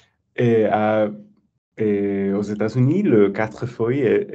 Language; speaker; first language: French; non-native, learner; English